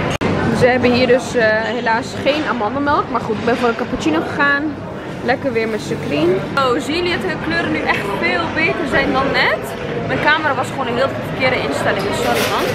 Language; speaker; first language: Dutch; native; Dutch